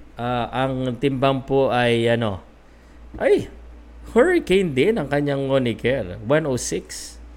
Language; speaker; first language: Filipino; native; Filipino